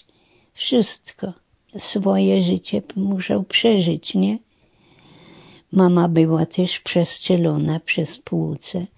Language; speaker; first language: Polish; non-native, local second language; German